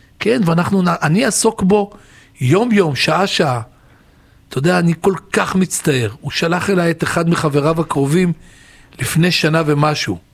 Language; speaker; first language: Hebrew; native; Hebrew